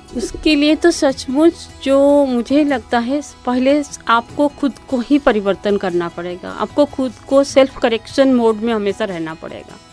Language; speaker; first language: Hindi; non-native, local second language; Odia